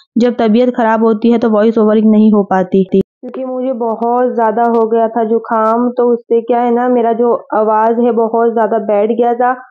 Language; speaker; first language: Hindi; native; Hindi